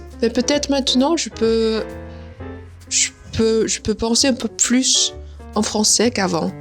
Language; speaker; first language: French; non-native, learner; Vietnamese